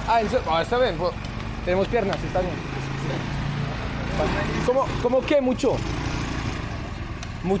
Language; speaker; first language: Spanish; non-native, learner; French